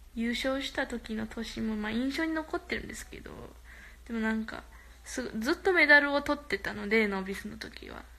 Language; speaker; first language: Japanese; early bilingual, other home language; Korean